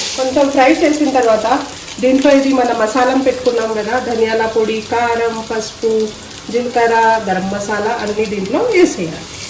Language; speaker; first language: Telugu; non-native, local second language; Urdu